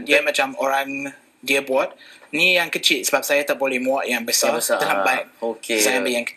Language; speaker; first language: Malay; non-native, fluent; English